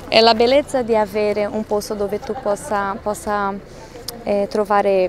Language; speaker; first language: Italian; non-native, fluent; Portuguese